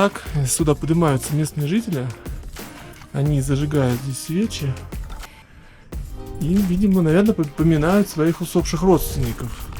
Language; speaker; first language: Russian; native; Russian